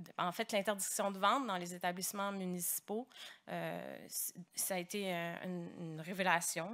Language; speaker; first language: French; native; French